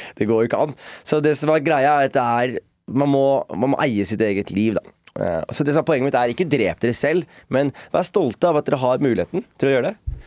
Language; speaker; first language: Norwegian; native; Norwegian